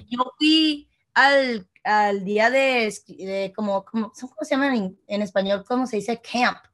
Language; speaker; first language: Spanish; early bilingual, heritage; Spanish